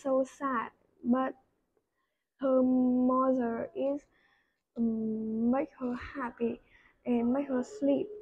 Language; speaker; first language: English; non-native, learner; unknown